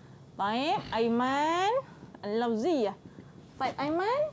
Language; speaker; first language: Arabic; non-native, fluent; Malay